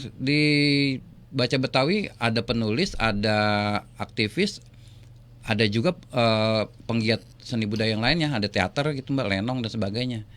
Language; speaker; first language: Indonesian; native; Indonesian